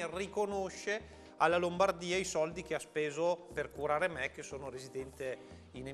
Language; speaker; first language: Italian; native; Italian